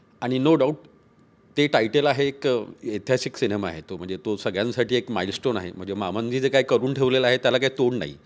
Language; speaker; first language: Marathi; native; Marathi